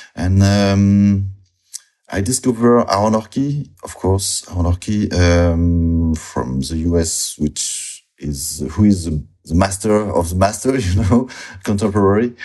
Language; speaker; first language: English; non-native, learner; French